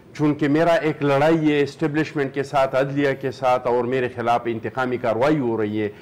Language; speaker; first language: Urdu; non-native, local second language; Pashto